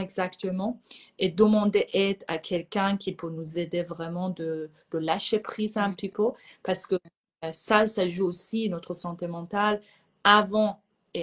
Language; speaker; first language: French; non-native, fluent; Persian